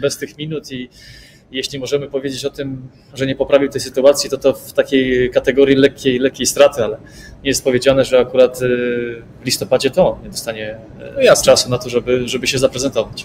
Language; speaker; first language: Polish; native; Polish